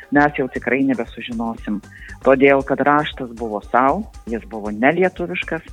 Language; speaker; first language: Lithuanian; native; Lithuanian